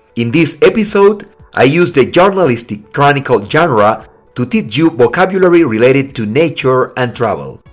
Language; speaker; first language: English; non-native, fluent; Spanish